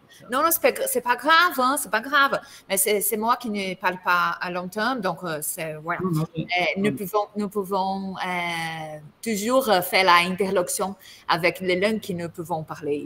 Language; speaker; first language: French; non-native, learner; Portuguese